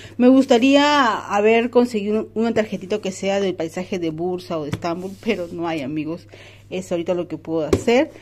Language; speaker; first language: Spanish; native; Spanish